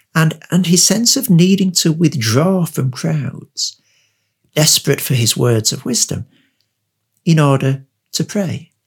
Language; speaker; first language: English; native; English